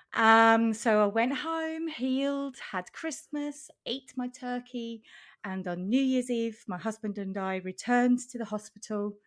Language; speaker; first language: English; non-native, fluent; German